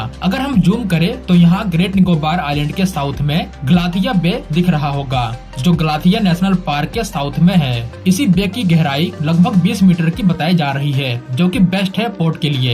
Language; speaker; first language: Hindi; native; Hindi